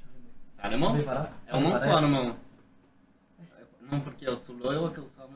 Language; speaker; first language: Portuguese; non-native, fluent; French